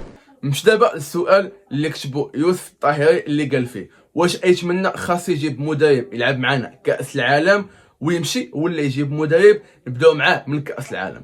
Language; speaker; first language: Arabic; native; Arabic